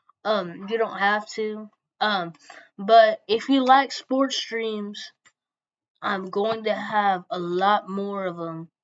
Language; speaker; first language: English; native; English